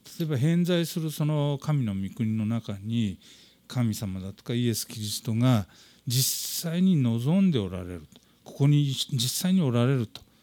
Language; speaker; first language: Japanese; native; Japanese